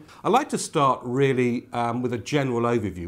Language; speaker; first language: English; native; English